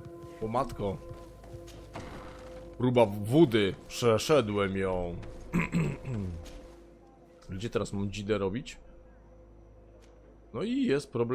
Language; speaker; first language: Polish; native; Polish